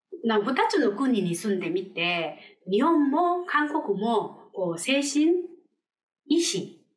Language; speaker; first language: Japanese; non-native, fluent; Korean